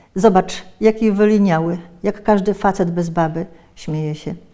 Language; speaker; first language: Polish; native; Polish